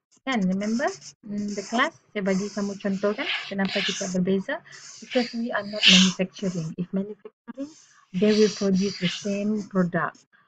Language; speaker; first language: English; non-native, local second language; Malay